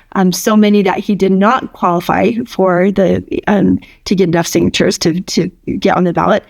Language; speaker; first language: English; native; English